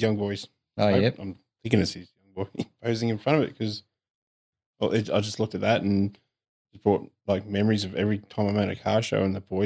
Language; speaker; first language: English; native; English